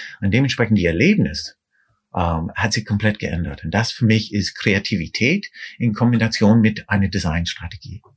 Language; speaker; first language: German; non-native, fluent; English